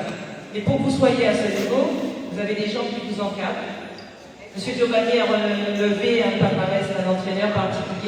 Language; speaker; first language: French; native; French